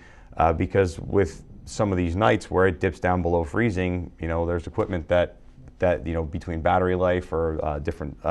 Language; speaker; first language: English; native; English